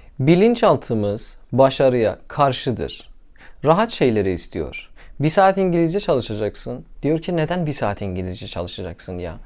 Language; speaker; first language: Turkish; non-native, learner; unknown